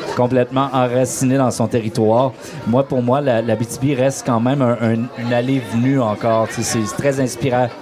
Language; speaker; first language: French; native; French